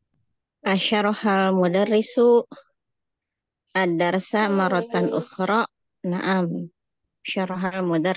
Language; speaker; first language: Arabic; non-native, learner; Indonesian